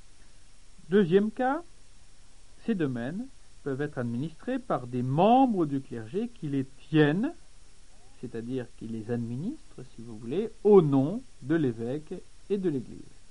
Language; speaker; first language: French; native; French